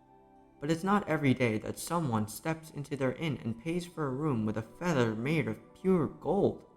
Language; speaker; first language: English; native; English